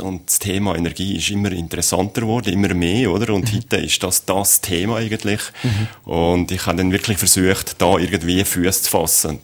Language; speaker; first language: German; native; German